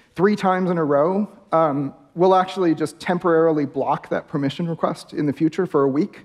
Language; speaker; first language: English; native; English